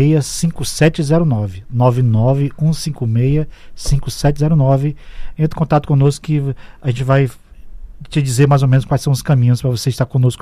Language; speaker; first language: Portuguese; native; Portuguese